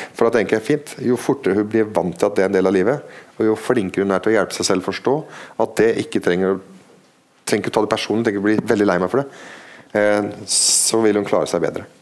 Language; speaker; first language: Norwegian; non-native, fluent; Arabic